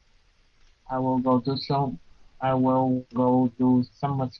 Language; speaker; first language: English; non-native, learner; Vietnamese